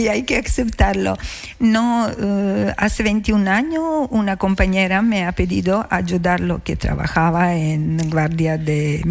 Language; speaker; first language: Spanish; non-native, learner; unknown